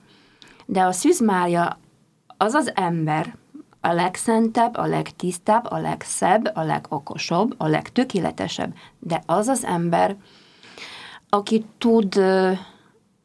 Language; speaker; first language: Hungarian; non-native, fluent; Polish